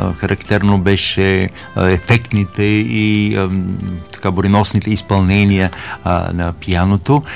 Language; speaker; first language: Bulgarian; native; Bulgarian